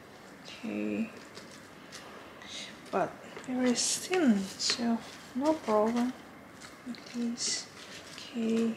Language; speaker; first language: English; non-native, learner; Japanese